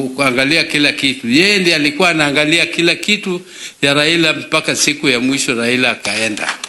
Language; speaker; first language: Swahili; non-native, local second language; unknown